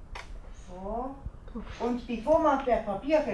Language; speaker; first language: German; non-native, learner; Japanese